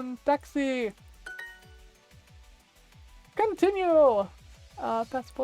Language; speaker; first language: Spanish; non-native, learner; English